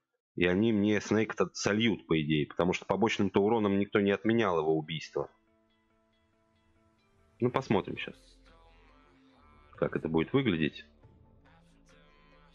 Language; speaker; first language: Russian; native; Russian